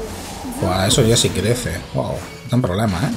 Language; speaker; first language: Spanish; native; Spanish